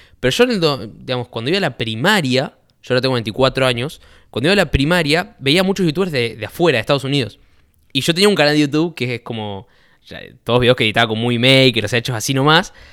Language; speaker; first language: Spanish; native; Spanish